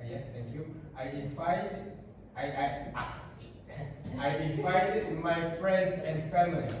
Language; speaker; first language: English; non-native, learner; Indonesian